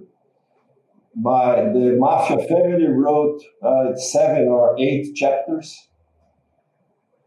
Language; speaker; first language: English; non-native, learner; Portuguese